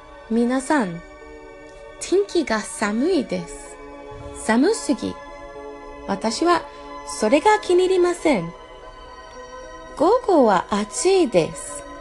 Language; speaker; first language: Japanese; non-native, learner; English